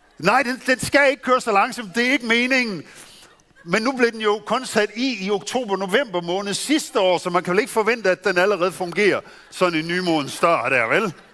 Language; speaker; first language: Danish; native; Danish